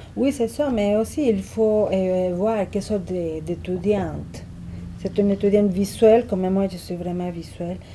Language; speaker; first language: French; non-native, fluent; Spanish